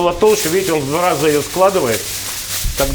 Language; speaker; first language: Russian; native; Russian